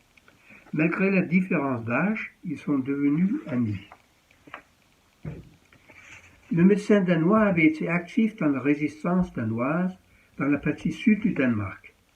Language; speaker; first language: French; early bilingual, heritage; French